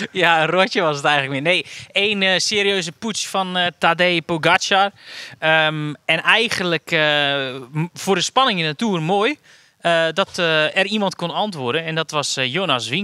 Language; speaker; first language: Dutch; native; Dutch